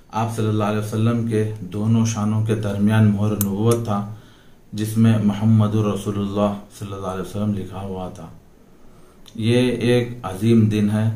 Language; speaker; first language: Urdu; native; Urdu